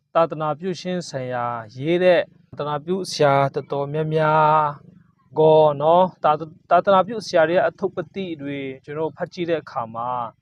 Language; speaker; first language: Burmese; non-native, local second language; Kachin